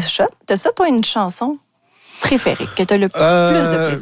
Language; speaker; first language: French; native; French